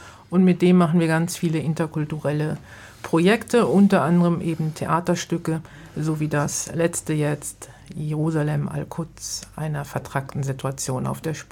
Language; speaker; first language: German; native; German